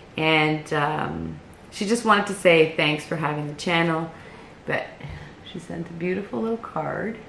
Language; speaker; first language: English; native; English